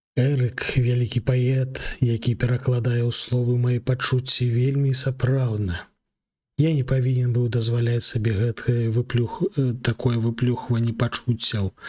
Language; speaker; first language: Belarusian; non-native, local second language; Russian